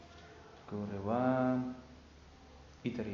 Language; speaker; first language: Japanese; non-native, learner; Vietnamese